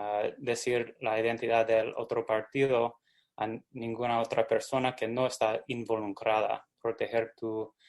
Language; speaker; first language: Spanish; non-native, fluent; English